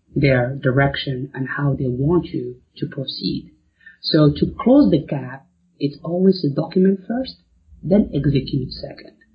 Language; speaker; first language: English; non-native, fluent; Arabic